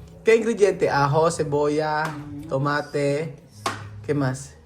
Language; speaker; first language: Spanish; non-native, learner; Filipino